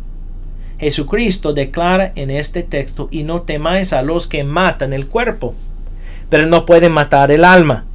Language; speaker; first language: Spanish; non-native, fluent; English